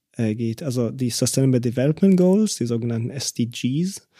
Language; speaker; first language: German; early bilingual, other home language; Hebrew